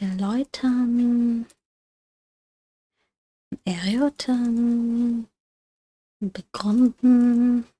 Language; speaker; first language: German; non-native, fluent; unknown